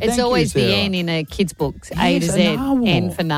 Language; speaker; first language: English; native; English